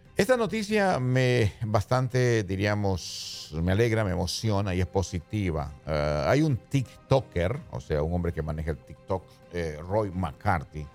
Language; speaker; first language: Spanish; native; Spanish